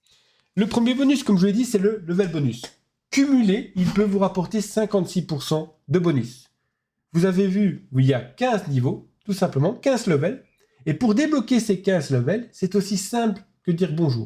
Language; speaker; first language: French; native; French